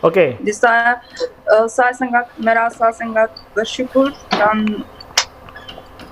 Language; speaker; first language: Indonesian; non-native, learner; Turkish